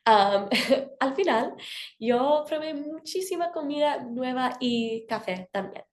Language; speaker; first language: Spanish; non-native, fluent; English